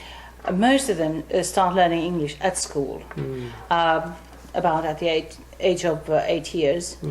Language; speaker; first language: English; non-native, fluent; Finnish